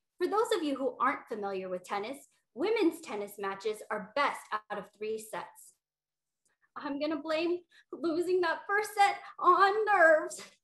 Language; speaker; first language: English; native; English